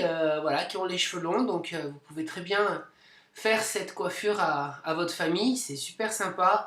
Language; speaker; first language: French; native; French